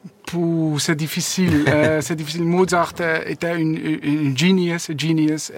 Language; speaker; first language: French; non-native, learner; Dutch